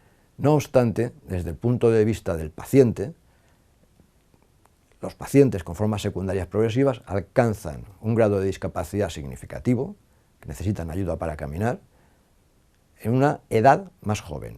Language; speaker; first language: Spanish; native; Spanish